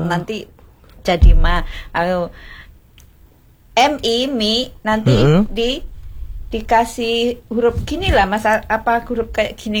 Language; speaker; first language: Indonesian; non-native, local second language; Javanese